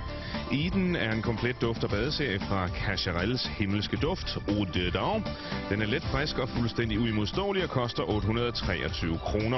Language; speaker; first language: Danish; native; Danish